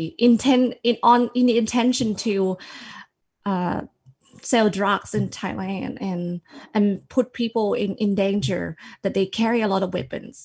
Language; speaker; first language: English; non-native, fluent; Thai